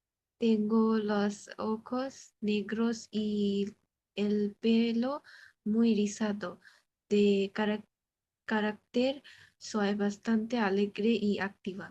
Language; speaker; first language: Spanish; non-native, learner; Bangla